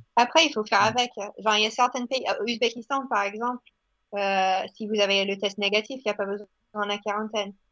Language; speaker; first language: French; non-native, fluent; English